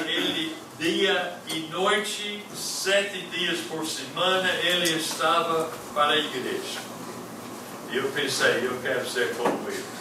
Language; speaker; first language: Portuguese; non-native, fluent; English